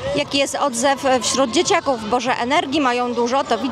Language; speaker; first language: Polish; native; Polish